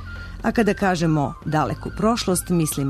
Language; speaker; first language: Serbian; native; Serbian